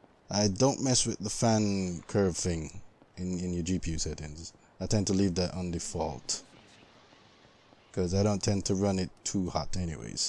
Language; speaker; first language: English; native; English